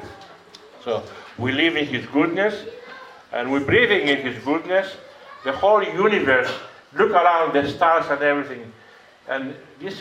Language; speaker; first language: English; non-native, fluent; Greek